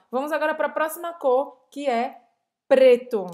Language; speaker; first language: Portuguese; native; Portuguese